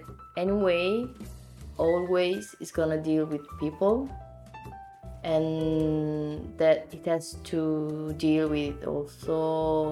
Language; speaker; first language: English; non-native, fluent; Italian